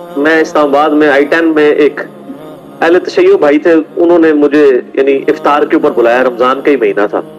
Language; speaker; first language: Urdu; non-native, local second language; Punjabi